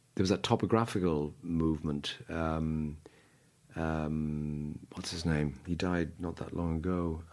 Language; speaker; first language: English; native; English